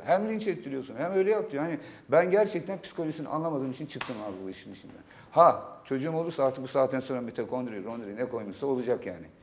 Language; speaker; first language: Turkish; native; Turkish